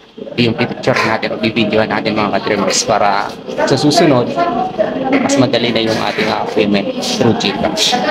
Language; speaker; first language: Filipino; non-native, local second language; Cebuano